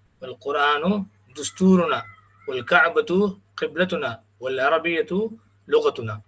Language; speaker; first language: Arabic; non-native, fluent; Tamil